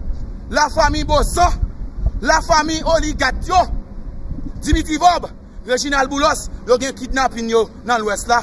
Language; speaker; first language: French; non-native, local second language; Haitian Creole